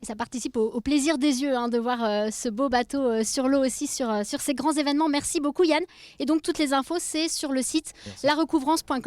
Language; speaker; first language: French; native; French